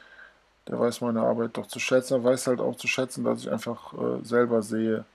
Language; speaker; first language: German; native; German